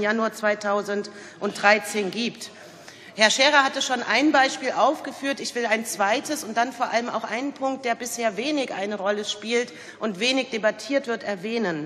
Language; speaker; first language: German; native; German